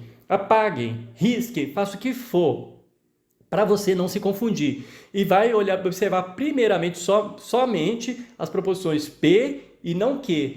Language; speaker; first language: Portuguese; native; Portuguese